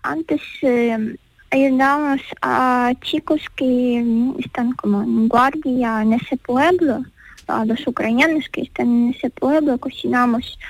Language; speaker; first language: Spanish; non-native, learner; Ukrainian